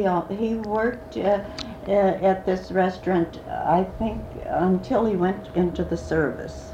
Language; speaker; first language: English; early bilingual, other home language; Swedish